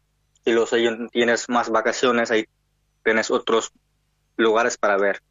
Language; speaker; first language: Spanish; non-native, learner; Hindi